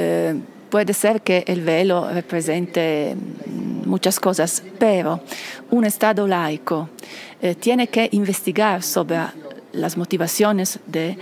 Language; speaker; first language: Spanish; non-native, fluent; Italian